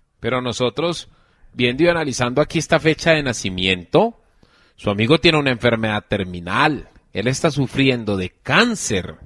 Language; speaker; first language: Spanish; native; Spanish